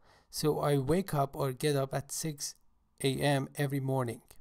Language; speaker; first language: English; non-native, fluent; Persian